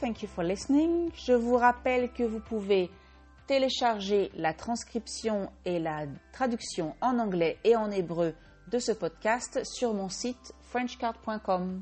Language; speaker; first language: French; native; French